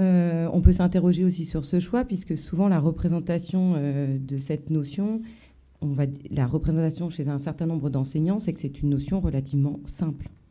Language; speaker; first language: French; native; French